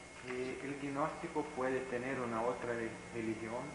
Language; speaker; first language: Spanish; non-native, learner; Portuguese